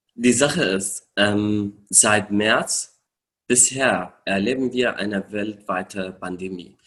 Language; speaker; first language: German; non-native, fluent; Arabic